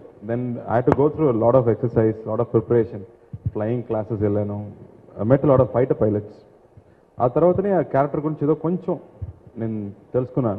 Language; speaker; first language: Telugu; non-native, local second language; Tamil